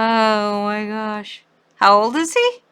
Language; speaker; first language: English; native; English